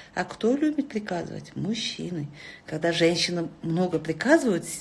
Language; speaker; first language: Russian; non-native, local second language; Kazakh